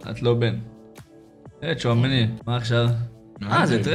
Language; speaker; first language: Hebrew; native; Hebrew